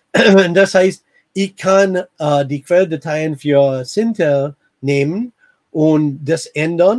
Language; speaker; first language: German; non-native, fluent; English